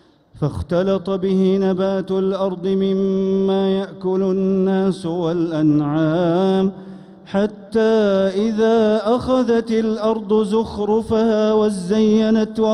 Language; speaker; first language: Arabic; native; Arabic